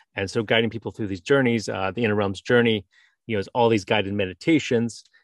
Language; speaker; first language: English; native; English